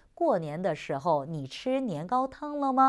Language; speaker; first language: Chinese; non-native, learner; Korean